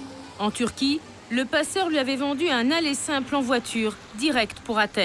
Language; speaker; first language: French; native; French